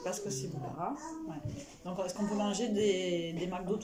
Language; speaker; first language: French; native; French